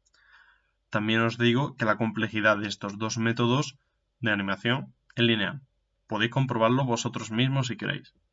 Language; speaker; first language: Spanish; native; Spanish